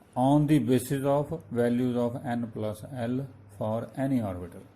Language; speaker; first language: English; non-native, local second language; Punjabi